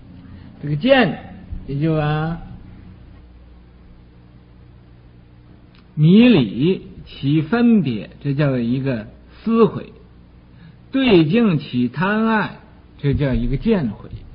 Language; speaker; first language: Chinese; native; Chinese